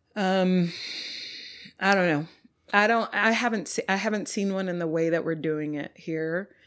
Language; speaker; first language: English; native; English